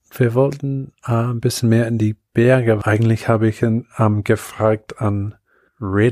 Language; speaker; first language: German; non-native, fluent; Bulgarian